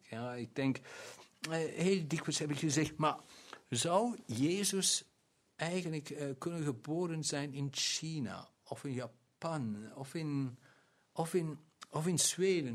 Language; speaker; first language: Dutch; non-native, local second language; German